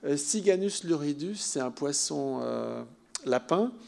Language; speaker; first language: French; native; French